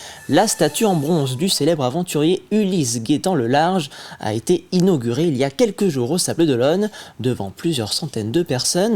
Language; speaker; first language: French; native; French